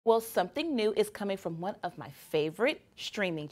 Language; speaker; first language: English; native; English